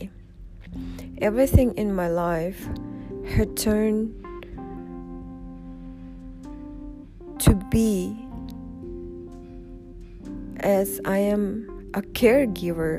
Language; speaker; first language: English; non-native, fluent; Russian